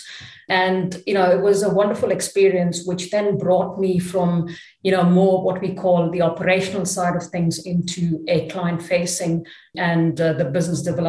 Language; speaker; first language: English; non-native, local second language; Tamil